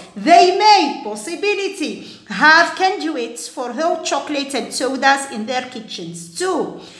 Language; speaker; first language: English; non-native, fluent; Arabic